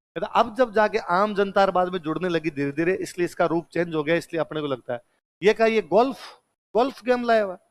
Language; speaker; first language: Hindi; native; Hindi